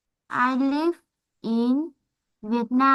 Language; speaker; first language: English; non-native, learner; Vietnamese